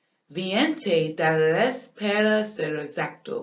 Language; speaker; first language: Spanish; non-native, learner; English